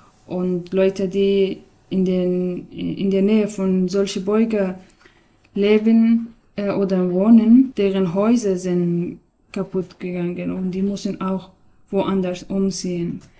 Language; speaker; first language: German; non-native, learner; Persian